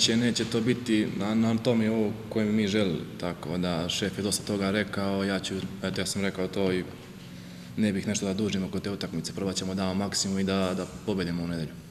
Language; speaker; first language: Bosnian; native; Bosnian